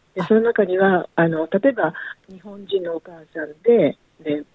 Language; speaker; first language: Japanese; native; Japanese